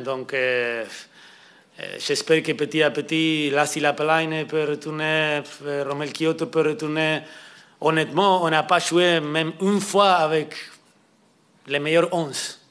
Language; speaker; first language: French; non-native, fluent; Spanish